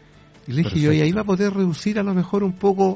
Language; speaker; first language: Spanish; native; Spanish